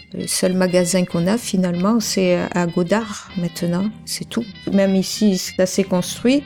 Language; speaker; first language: French; native; French